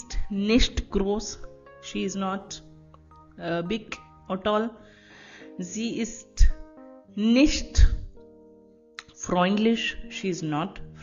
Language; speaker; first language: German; non-native, fluent; Hindi